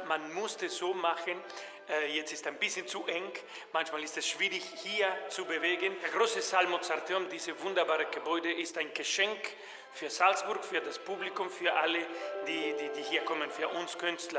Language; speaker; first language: German; non-native, fluent; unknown